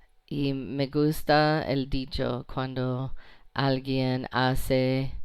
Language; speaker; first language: Spanish; non-native, fluent; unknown